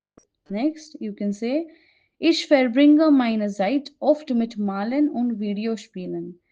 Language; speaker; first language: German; non-native, fluent; Hindi